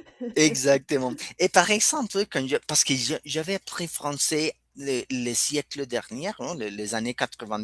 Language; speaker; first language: French; non-native, fluent; Spanish